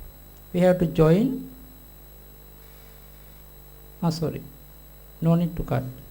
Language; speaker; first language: English; non-native, learner; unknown